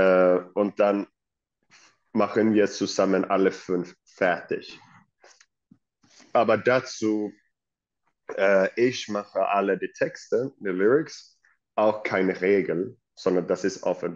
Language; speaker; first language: German; non-native, fluent; Swedish